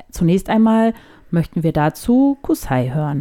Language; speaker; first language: German; native; German